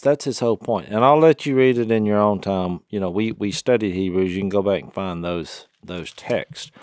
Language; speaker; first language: English; native; English